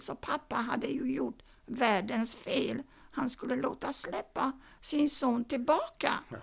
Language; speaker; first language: Swedish; non-native, fluent; Yiddish